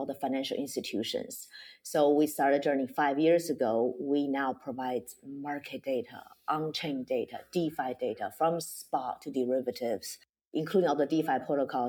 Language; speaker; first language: English; non-native, fluent; Chinese